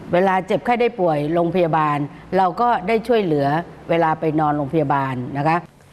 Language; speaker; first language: Thai; native; Thai